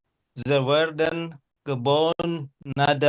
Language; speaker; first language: Dutch; non-native, learner; Indonesian